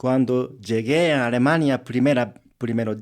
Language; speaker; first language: Spanish; non-native, learner; Japanese